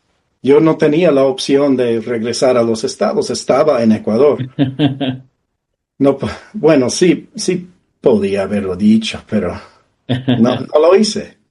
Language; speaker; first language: Spanish; non-native, fluent; English